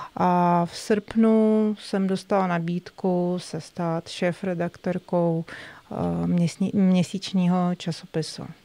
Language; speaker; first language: Czech; non-native, fluent; Russian